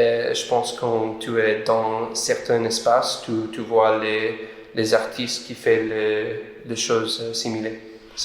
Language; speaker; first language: French; non-native, learner; English